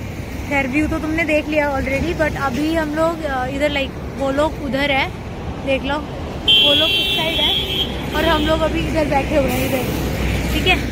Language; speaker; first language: Hindi; native; Hindi